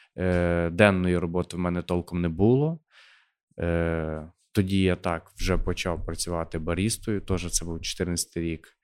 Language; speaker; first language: Ukrainian; native; Ukrainian